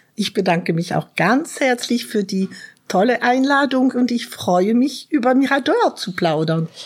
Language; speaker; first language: German; non-native, fluent; French